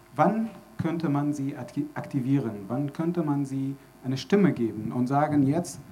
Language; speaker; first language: German; non-native, fluent; Arabic